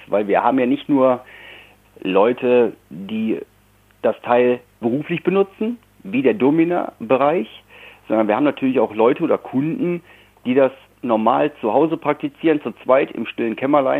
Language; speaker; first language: German; native; German